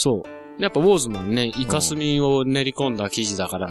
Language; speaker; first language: Japanese; native; Japanese